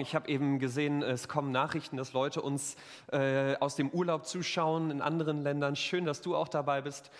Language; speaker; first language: German; native; German